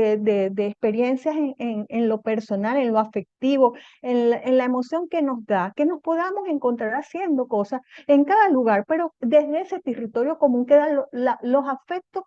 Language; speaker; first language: Spanish; native; Spanish